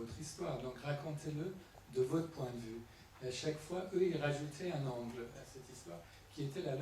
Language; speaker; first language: French; non-native, fluent; Persian